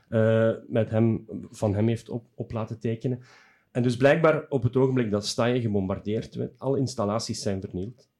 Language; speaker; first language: Dutch; native; Dutch